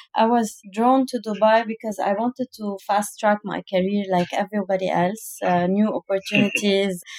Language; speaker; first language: English; non-native, fluent; Arabic